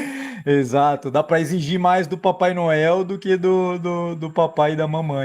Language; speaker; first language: Portuguese; native; Portuguese